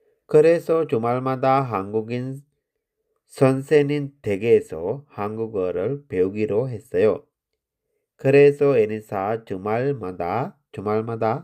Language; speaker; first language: Korean; non-native, fluent; Sinhala